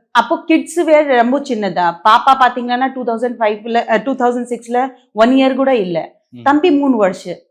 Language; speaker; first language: Tamil; non-native, local second language; Marwari